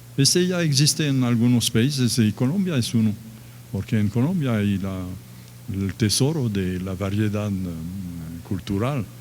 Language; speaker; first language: Spanish; non-native, fluent; French